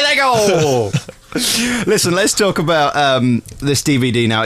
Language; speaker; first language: English; native; English